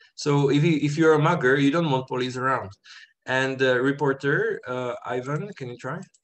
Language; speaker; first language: English; non-native, fluent; Czech